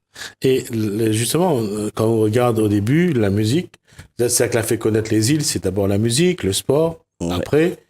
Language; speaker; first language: French; non-native, local second language; Réunion Creole French